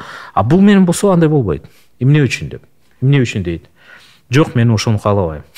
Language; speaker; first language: Kyrgyz; non-native, local second language; Russian